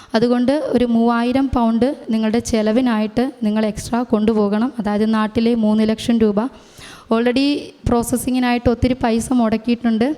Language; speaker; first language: Malayalam; native; Malayalam